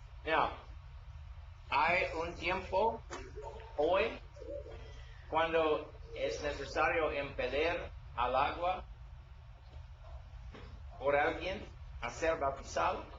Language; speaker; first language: Spanish; non-native, learner; English